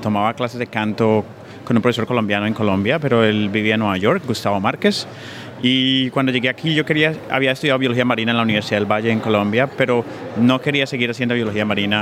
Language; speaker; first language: Spanish; native; Spanish